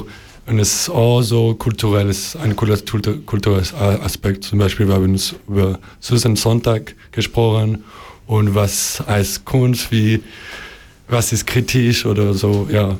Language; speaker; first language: German; non-native, learner; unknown